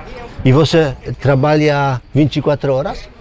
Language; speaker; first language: Portuguese; non-native, learner; Polish